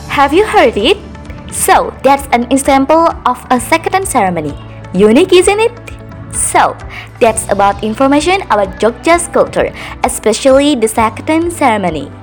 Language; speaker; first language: English; non-native, fluent; Indonesian